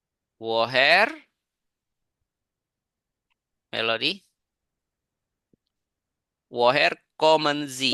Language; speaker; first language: German; non-native, learner; Indonesian